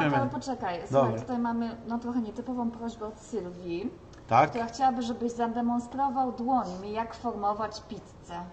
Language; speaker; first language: Polish; native; Polish